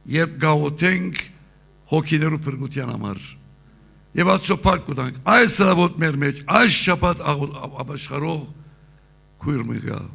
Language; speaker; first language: Armenian; early bilingual, heritage; Armenian